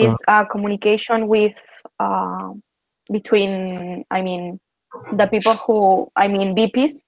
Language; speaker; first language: English; non-native, learner; Spanish